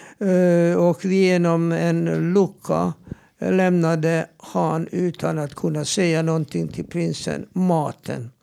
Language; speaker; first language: Swedish; non-native, fluent; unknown